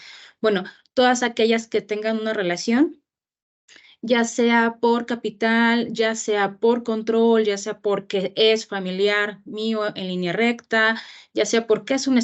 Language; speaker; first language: Spanish; native; Spanish